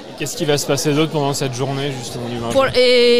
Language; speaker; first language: French; native; French